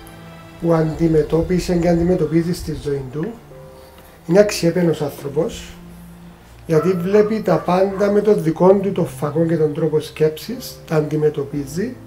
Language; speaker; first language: Greek; native; Greek